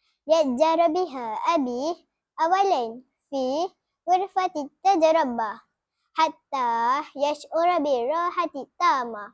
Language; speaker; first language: Arabic; non-native, learner; Malay